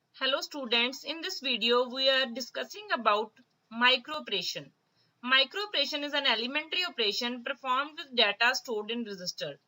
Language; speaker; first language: English; non-native, local second language; Punjabi